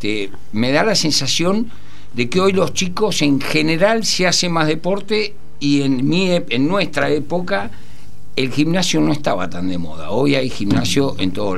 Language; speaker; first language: Spanish; native; Spanish